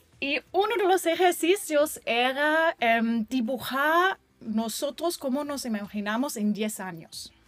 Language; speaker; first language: Spanish; non-native, fluent; German